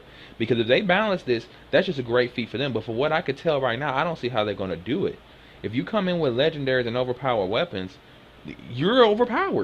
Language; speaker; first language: English; native; English